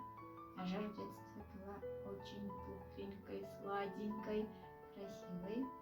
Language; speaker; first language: Russian; non-native, local second language; Kazakh